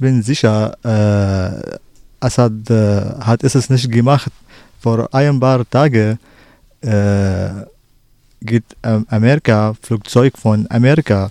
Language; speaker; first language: German; non-native, learner; Arabic